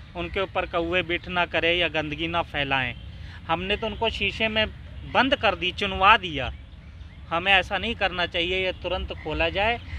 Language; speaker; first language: Hindi; non-native, local second language; Punjabi